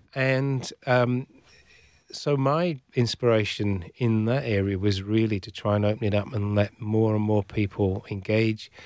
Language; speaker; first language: English; native; English